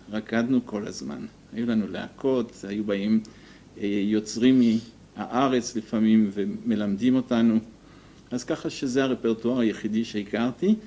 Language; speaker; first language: Hebrew; non-native, fluent; French